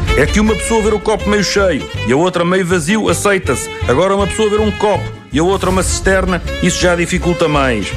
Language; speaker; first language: Portuguese; native; Portuguese